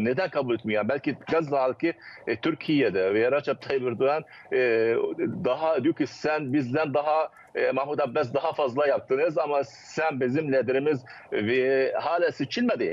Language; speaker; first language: Turkish; non-native, fluent; Arabic